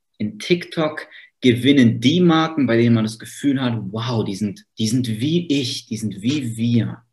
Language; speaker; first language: German; native; German